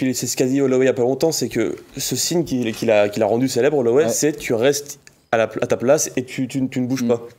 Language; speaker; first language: French; native; French